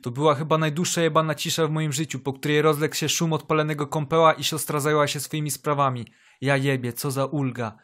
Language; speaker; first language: Polish; native; Polish